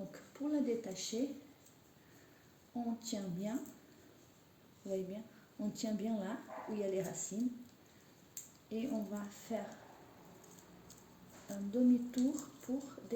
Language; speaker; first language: French; native; French